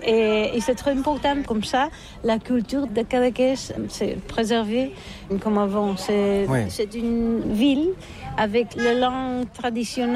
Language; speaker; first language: French; non-native, learner; Catalan